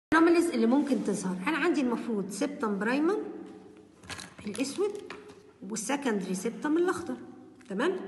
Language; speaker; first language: Arabic; native; Arabic